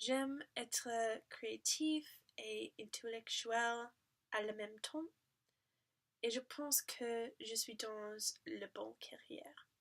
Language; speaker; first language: French; non-native, learner; English